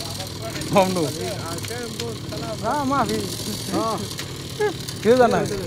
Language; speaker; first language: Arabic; non-native, learner; Bangla